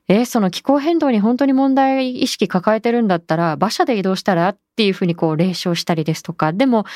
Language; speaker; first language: Japanese; native; Japanese